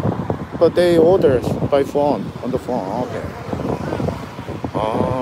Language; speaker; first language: English; non-native, learner; Korean